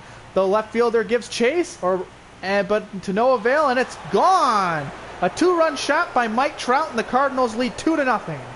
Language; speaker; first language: English; native; English